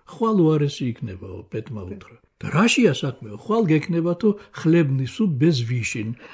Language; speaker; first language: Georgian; native; Georgian